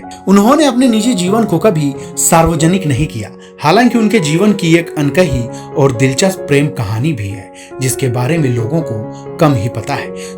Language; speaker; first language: Hindi; native; Hindi